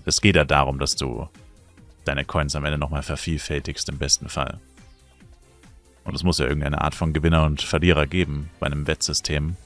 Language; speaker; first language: German; native; German